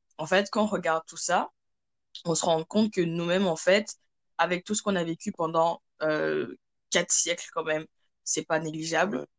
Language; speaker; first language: French; early bilingual, other home language; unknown